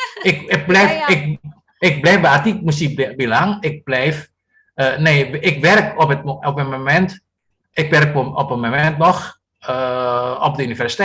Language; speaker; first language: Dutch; non-native, fluent; Indonesian